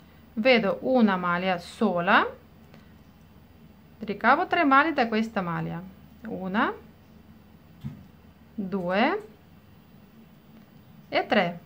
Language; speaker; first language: Italian; non-native, fluent; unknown